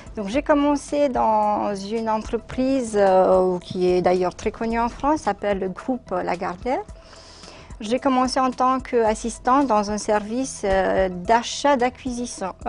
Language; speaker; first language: French; non-native, fluent; Romanian